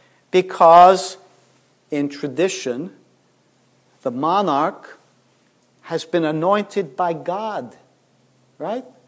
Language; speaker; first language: English; native; English